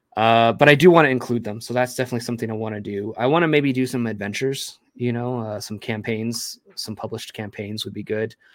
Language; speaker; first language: English; native; English